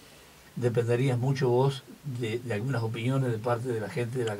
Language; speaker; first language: Spanish; native; Spanish